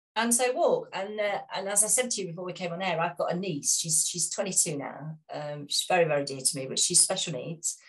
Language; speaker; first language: English; native; English